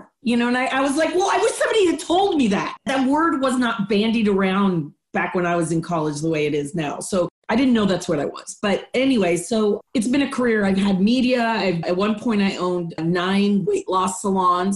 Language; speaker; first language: English; non-native, fluent; Spanish